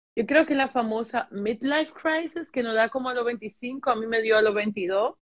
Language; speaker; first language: Spanish; early bilingual, heritage; German